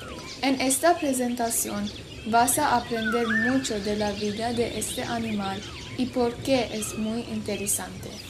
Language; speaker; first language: Spanish; non-native, learner; English